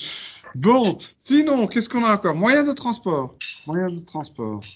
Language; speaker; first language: French; non-native, fluent; Dutch